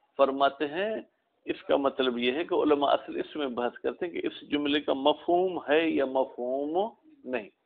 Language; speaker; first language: Urdu; non-native, local second language; Sindhi